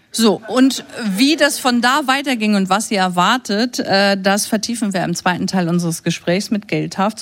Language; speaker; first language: German; native; German